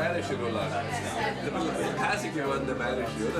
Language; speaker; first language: German; native; German